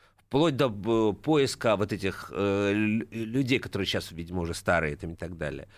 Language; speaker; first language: Russian; native; Russian